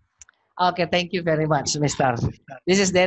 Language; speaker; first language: English; non-native, fluent; Indonesian